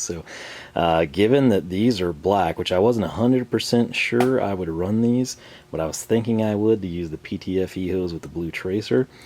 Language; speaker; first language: English; native; English